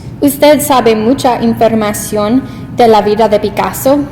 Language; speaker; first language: Spanish; non-native, learner; English